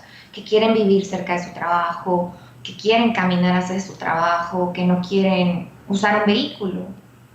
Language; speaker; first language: Spanish; native; Spanish